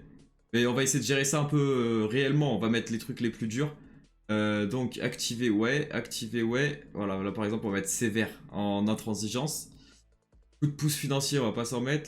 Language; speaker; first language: French; native; French